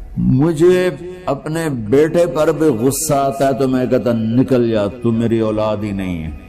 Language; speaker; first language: Urdu; non-native, local second language; Punjabi